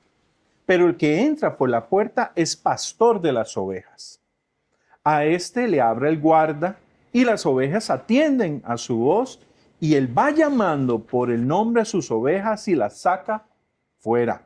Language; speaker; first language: Spanish; native; Spanish